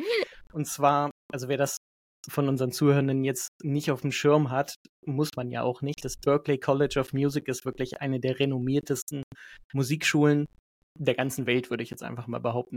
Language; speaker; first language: German; native; German